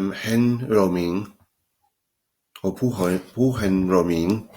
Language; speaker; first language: Chinese; non-native, learner; English